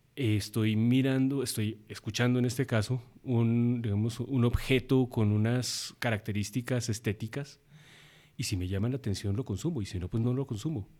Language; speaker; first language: Spanish; native; Spanish